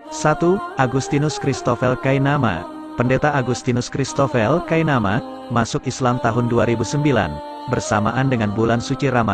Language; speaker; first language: Indonesian; native; Indonesian